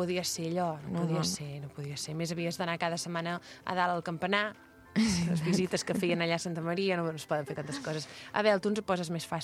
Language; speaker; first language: Catalan; native; Catalan